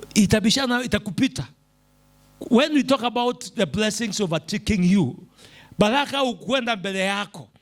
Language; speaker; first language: English; non-native, local second language; Swahili